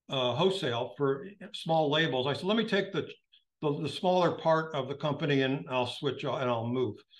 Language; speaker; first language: English; native; English